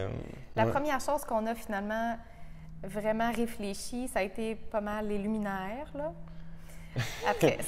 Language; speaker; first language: French; native; French